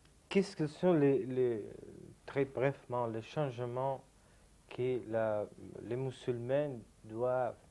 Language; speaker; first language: French; non-native, fluent; Italian